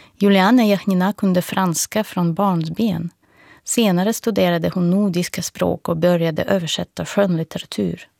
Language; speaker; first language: Swedish; non-native, fluent; Russian